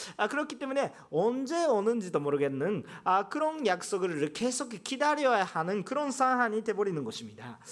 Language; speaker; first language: Korean; non-native, fluent; Japanese